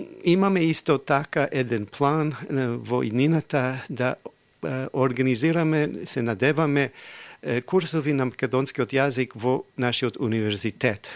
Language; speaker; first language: Macedonian; non-native, fluent; English